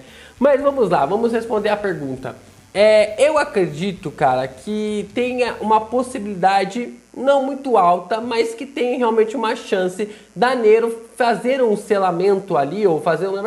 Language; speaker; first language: Portuguese; native; Portuguese